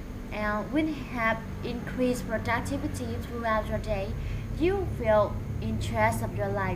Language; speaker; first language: English; non-native, fluent; Vietnamese